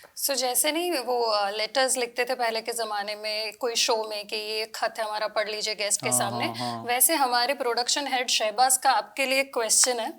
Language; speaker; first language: Hindi; non-native, local second language; Gujarati